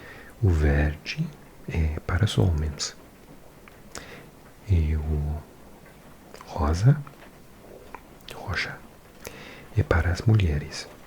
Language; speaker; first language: Portuguese; non-native, learner; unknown